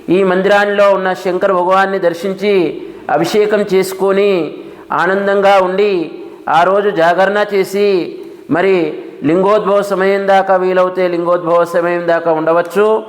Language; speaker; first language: Telugu; non-native, local second language; Lambadi